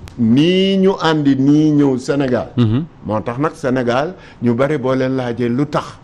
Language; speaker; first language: Wolof; non-native, local second language; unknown